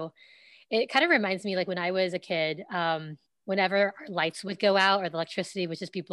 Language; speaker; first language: English; early bilingual, other home language; Vietnamese